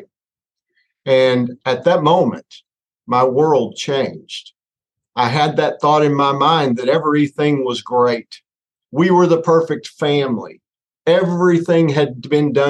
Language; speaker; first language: English; native; English